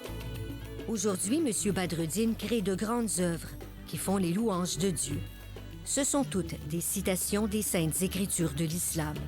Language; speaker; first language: French; native; French